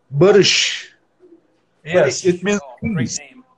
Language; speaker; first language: English; non-native, learner; Turkish